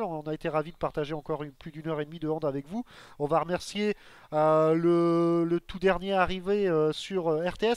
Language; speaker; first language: French; native; French